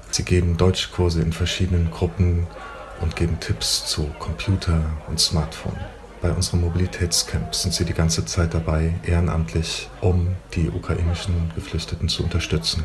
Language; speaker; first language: German; native; German